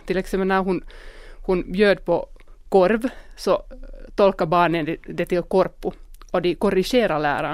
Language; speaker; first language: Swedish; non-native, local second language; Finnish